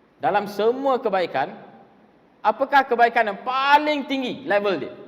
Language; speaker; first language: Malay; non-native, local second language; Tamil